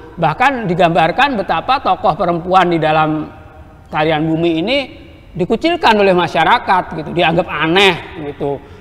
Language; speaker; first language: Indonesian; native; Indonesian